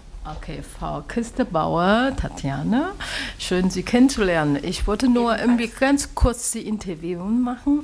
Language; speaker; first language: German; non-native, learner; Chinese